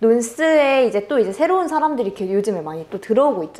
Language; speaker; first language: Korean; native; Korean